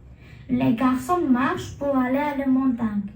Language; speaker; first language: French; non-native, learner; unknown